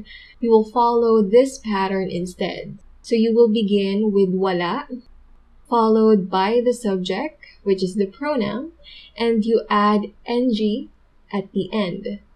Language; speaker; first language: English; non-native, local second language; Filipino